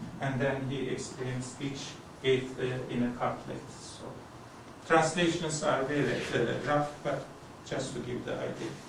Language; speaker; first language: English; non-native, fluent; Turkish